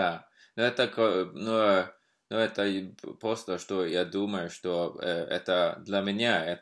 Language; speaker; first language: Russian; non-native, fluent; Norwegian